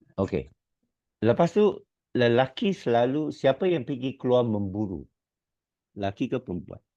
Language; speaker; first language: Malay; non-native, local second language; Chinese